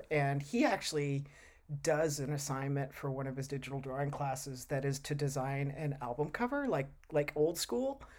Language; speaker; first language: English; native; English